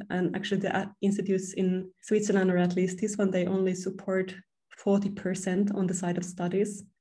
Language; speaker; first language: English; non-native, fluent; Finnish